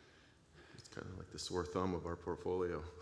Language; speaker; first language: English; native; English